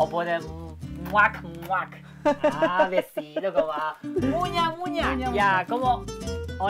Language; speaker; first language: Spanish; non-native, learner; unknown